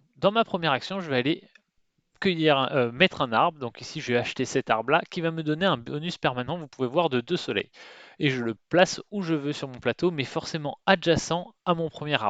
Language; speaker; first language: French; native; French